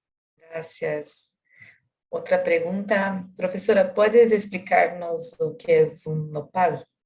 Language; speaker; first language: Spanish; non-native, learner; Portuguese